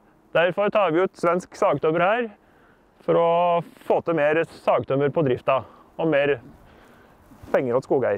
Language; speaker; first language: Norwegian; native; Norwegian